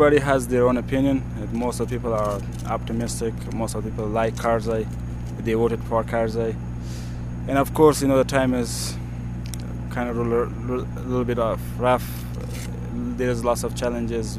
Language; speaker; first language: English; non-native, fluent; Persian